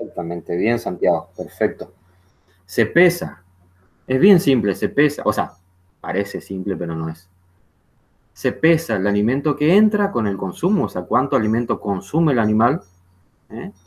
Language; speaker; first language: Spanish; native; Spanish